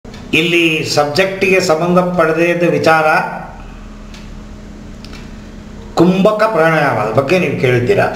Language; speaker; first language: Kannada; native; Kannada